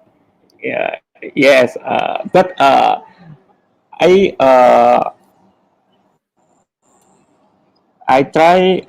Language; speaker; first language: English; non-native, learner; Indonesian